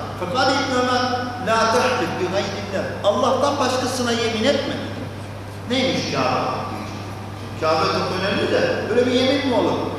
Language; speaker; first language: Turkish; non-native, fluent; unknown